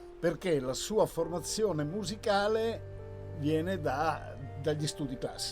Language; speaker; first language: Italian; native; Italian